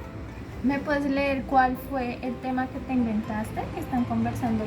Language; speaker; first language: Spanish; native; Spanish